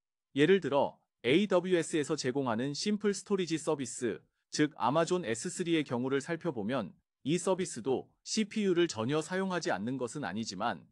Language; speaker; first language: Korean; native; Korean